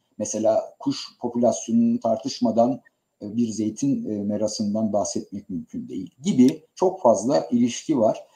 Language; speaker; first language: Turkish; native; Turkish